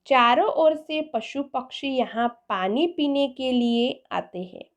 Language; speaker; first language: Hindi; non-native, local second language; Gujarati